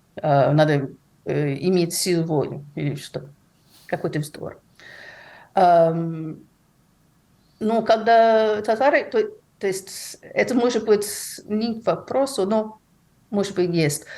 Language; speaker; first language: Russian; non-native, fluent; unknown